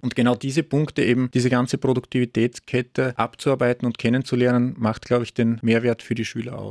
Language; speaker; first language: German; native; German